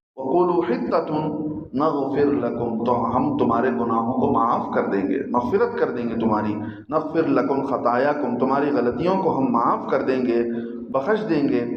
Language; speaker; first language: Urdu; native; Urdu